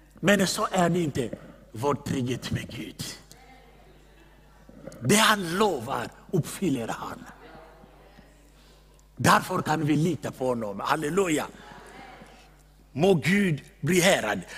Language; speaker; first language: Swedish; non-native, fluent; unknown